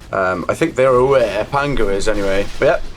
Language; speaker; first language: English; native; English